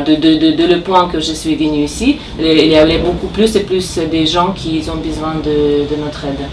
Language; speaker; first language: French; non-native, learner; Russian